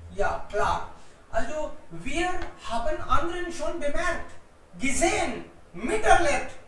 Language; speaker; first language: German; non-native, fluent; Hindi